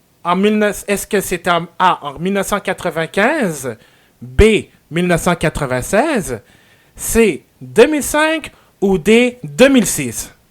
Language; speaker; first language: French; native; French